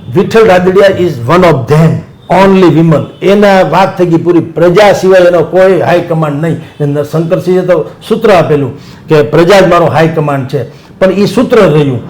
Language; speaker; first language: Gujarati; native; Gujarati